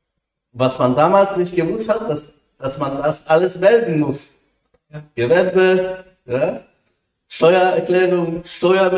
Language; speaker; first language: German; non-native, fluent; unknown